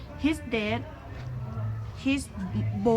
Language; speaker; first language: English; non-native, learner; Thai